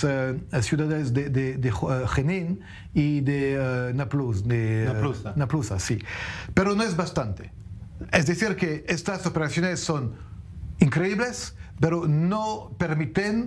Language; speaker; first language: Spanish; non-native, fluent; French